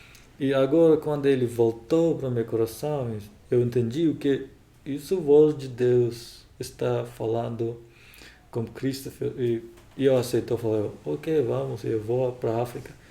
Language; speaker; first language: Portuguese; non-native, learner; Russian